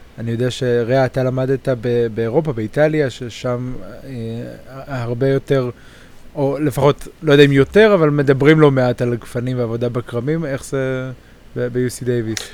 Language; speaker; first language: Hebrew; native; Hebrew